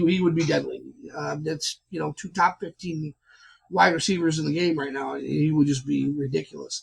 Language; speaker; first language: English; native; English